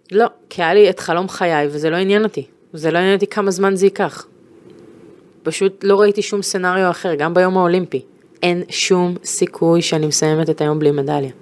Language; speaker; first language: Hebrew; native; Hebrew